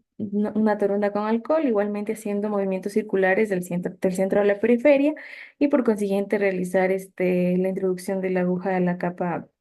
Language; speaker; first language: Spanish; native; Spanish